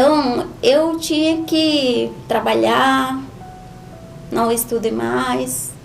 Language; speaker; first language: Portuguese; non-native, learner; Spanish